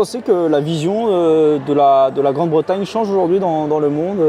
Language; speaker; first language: French; native; French